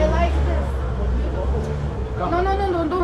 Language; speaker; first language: English; non-native, fluent; Lithuanian